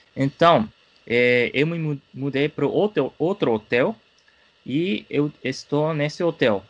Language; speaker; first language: Portuguese; non-native, fluent; Japanese